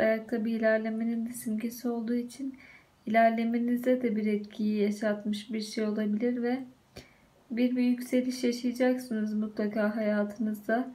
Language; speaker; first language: Turkish; native; Turkish